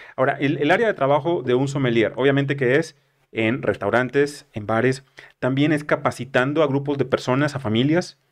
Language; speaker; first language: Spanish; native; Spanish